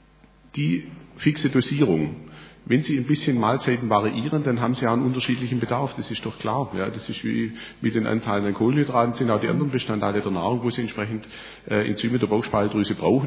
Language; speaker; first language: German; native; German